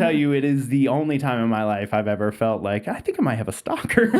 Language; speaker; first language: English; native; English